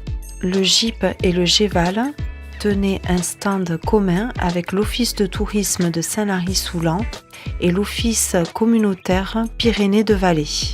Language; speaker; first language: French; native; French